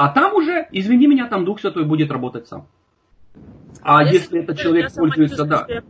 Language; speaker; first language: Russian; native; Russian